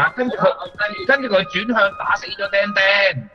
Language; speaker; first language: Chinese; native; Chinese